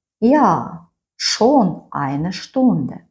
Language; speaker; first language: German; non-native, fluent; Ukrainian